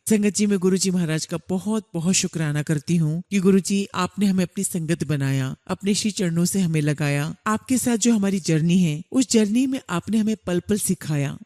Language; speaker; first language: Hindi; native; Hindi